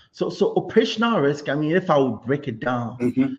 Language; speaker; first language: English; non-native, local second language; Akan